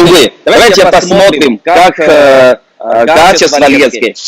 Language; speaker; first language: Russian; non-native, fluent; Chinese